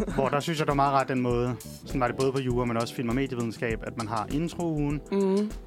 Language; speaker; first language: Danish; native; Danish